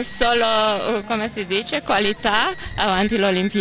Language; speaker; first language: Italian; non-native, learner; Croatian